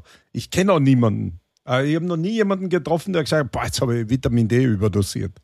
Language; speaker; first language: German; native; German